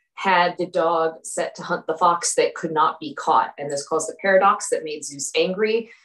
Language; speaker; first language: English; native; English